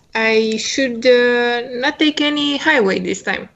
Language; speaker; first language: English; non-native, fluent; Romanian